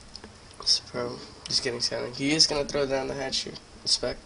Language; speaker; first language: English; native; English